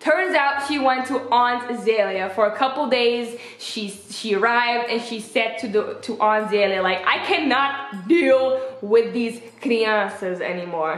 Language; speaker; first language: English; native; English